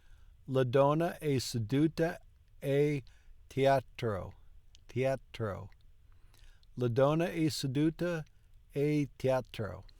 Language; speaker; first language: Italian; non-native, learner; English